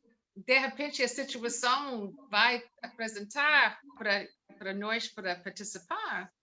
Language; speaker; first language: Portuguese; non-native, learner; English